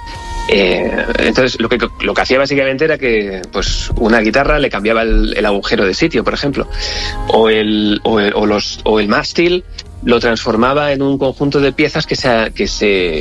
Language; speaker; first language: Spanish; native; Spanish